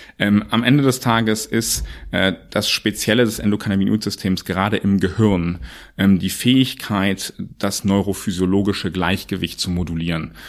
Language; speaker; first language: German; native; German